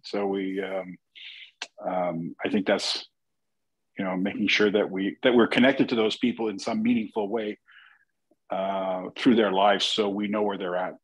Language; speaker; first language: English; native; English